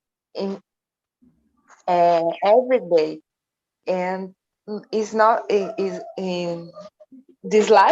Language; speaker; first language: English; non-native, learner; Portuguese